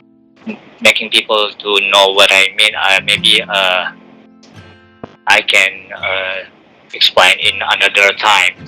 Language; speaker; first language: English; non-native, learner; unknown